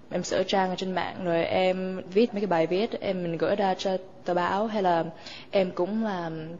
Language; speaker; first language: Vietnamese; early bilingual, other home language; English